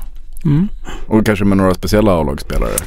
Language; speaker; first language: Swedish; native; Swedish